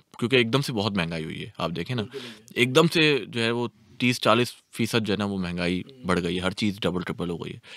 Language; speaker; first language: Urdu; native; Urdu